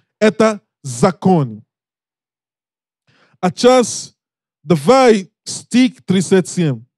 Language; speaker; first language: Russian; non-native, learner; English